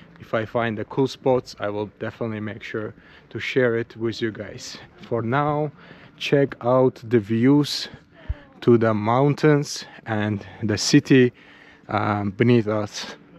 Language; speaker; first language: English; non-native, fluent; Azerbaijani